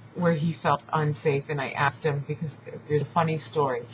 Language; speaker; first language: English; native; English